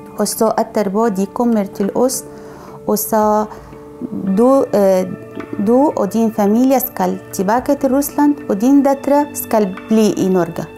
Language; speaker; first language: Norwegian; non-native, learner; Arabic